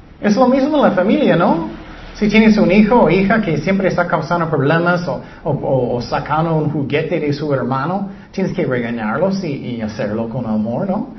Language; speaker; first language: Spanish; non-native, learner; English